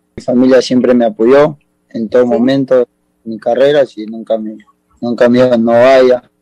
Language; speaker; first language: Spanish; native; Spanish